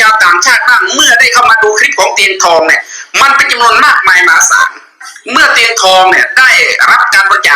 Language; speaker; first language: Thai; native; Thai